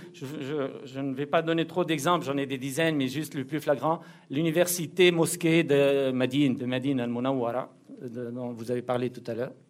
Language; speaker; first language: French; non-native, local second language; Arabic